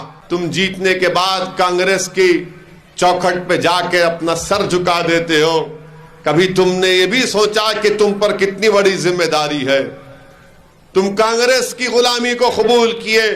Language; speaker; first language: Urdu; native; Urdu